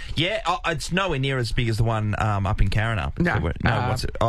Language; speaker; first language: English; native; English